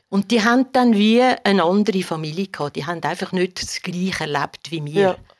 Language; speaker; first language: German; native; German